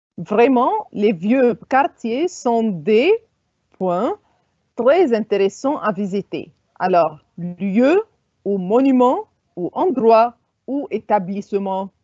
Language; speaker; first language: French; non-native, fluent; Arabic